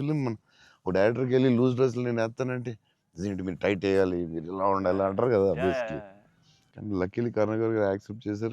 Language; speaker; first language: Telugu; native; Telugu